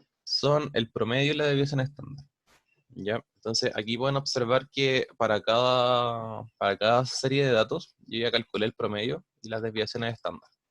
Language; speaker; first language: Spanish; native; Spanish